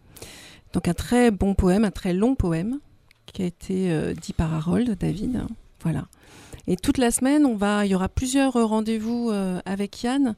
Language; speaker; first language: French; native; French